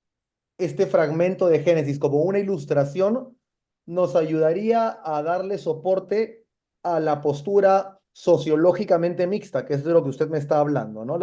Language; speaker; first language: Spanish; native; Spanish